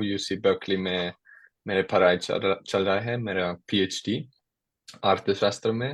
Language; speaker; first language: Hindi; non-native, learner; German